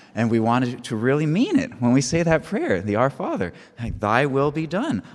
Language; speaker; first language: English; native; English